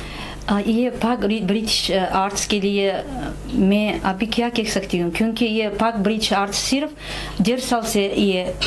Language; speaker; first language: Hindi; non-native, fluent; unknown